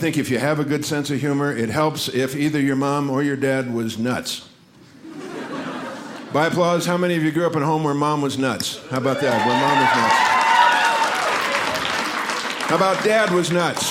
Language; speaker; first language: English; native; English